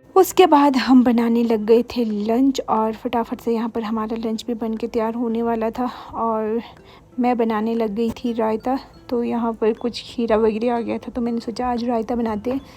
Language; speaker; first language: Hindi; non-native, local second language; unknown